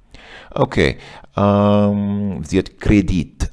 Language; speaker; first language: Russian; non-native, learner; English